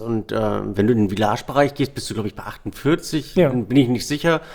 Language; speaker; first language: German; native; German